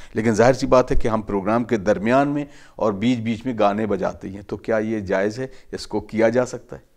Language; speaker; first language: Urdu; native; Urdu